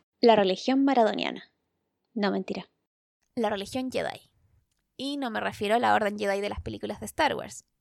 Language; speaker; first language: Spanish; native; Spanish